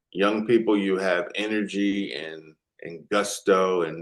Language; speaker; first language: English; native; English